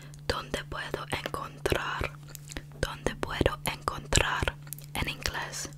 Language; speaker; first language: Spanish; non-native, learner; English